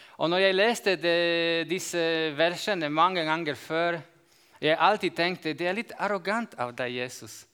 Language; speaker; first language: Norwegian; non-native, fluent; Slovak